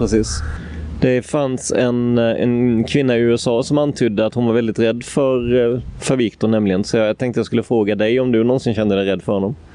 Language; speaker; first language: Swedish; native; Swedish